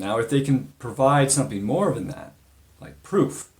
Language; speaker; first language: English; native; English